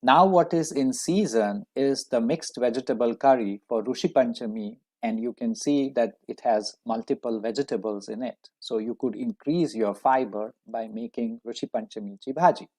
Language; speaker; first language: English; non-native, local second language; Marathi